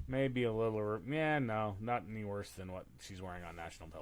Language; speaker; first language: English; native; English